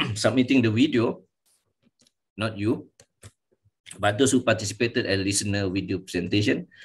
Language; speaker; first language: English; non-native, local second language; Malay